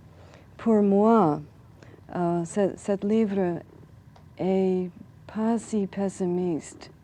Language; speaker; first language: French; non-native, learner; English